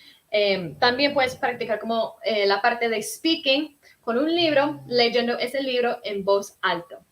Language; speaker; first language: Spanish; early bilingual, heritage; Spanish